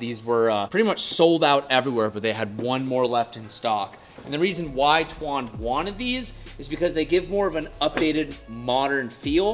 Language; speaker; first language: English; native; English